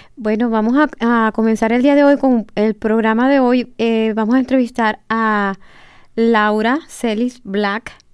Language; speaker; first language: Spanish; native; Spanish